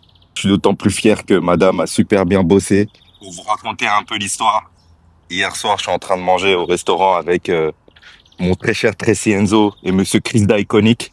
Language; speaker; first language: French; native; French